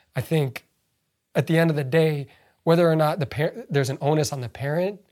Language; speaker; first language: English; early bilingual, other home language; Arabic